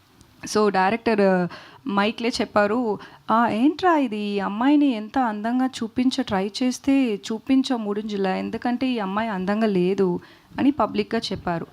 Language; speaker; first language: Telugu; non-native, learner; Tamil